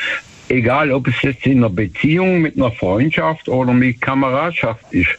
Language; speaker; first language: German; native; German